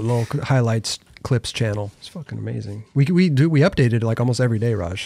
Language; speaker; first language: English; native; English